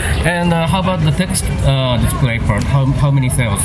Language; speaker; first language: English; non-native, fluent; Japanese